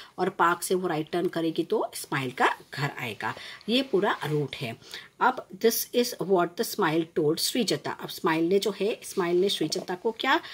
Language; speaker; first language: Hindi; non-native, local second language; Gujarati